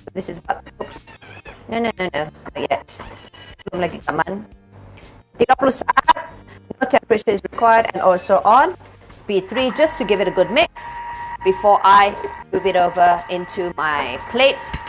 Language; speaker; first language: English; non-native, local second language; Malay